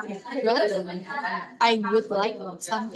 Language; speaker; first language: English; non-native, learner; Indonesian